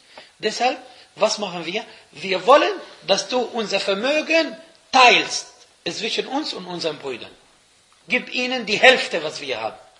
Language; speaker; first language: German; non-native, fluent; Arabic